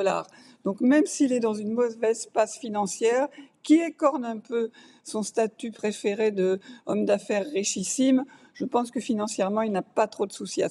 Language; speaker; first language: French; native; French